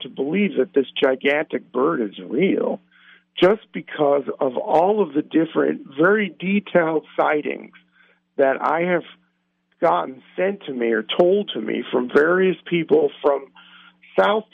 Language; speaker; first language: English; native; English